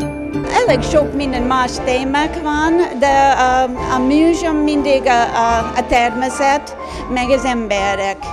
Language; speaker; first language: Hungarian; non-native, learner; English